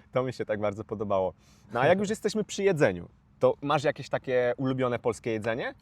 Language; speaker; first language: Polish; native; Polish